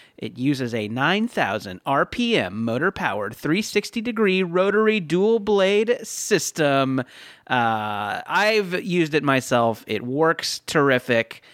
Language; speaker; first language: English; native; English